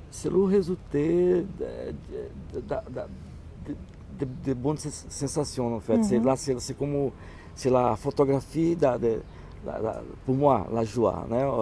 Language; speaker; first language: French; non-native, learner; Portuguese